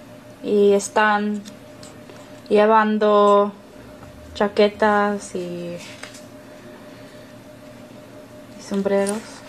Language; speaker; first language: Spanish; non-native, learner; English